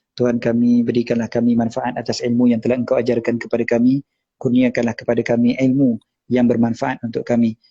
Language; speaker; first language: Malay; native; Malay